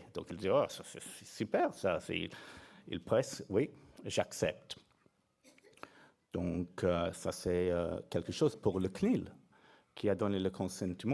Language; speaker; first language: French; non-native, fluent; English